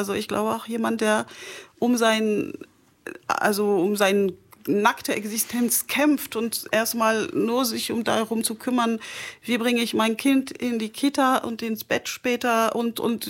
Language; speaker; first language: German; non-native, fluent; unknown